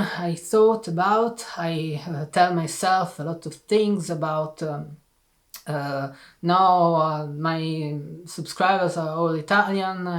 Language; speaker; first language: English; non-native, learner; Italian